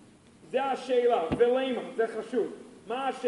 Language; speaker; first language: Hebrew; non-native, fluent; English